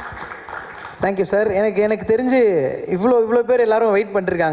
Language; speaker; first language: Tamil; native; Tamil